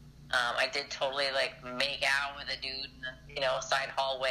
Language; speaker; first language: English; native; English